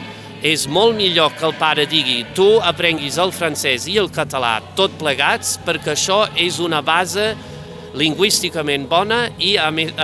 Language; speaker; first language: Catalan; non-native, fluent; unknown